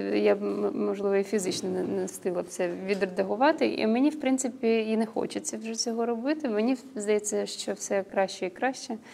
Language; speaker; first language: Ukrainian; non-native, local second language; Russian